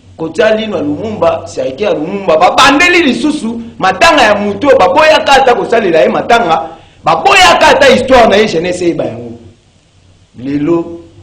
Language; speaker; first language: Lingala; non-native, local second language; Kongo